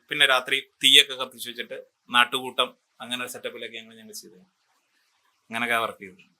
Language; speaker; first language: Malayalam; native; Malayalam